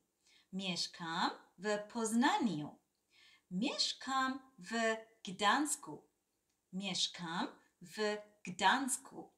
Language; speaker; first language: Polish; non-native, fluent; Sinhala